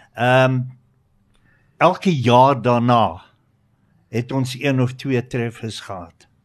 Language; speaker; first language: Afrikaans; non-native, local second language; English